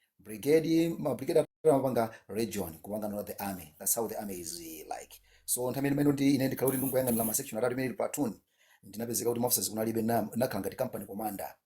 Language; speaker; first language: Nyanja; native; Nyanja